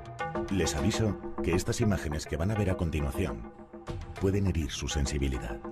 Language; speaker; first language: Spanish; native; Spanish